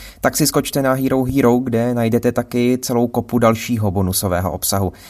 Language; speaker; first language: Czech; native; Czech